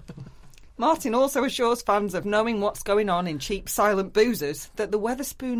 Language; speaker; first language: English; native; English